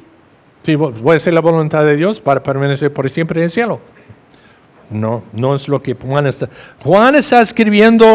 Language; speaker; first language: Spanish; non-native, fluent; English